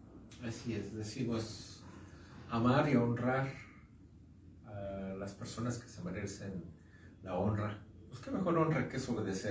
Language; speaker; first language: Spanish; native; Spanish